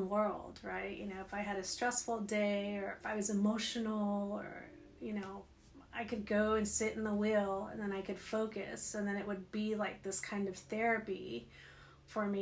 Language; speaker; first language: English; native; English